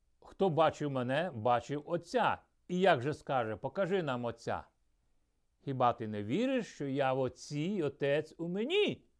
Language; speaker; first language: Ukrainian; early bilingual, other home language; Russian